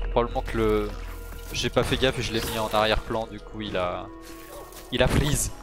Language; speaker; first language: French; native; French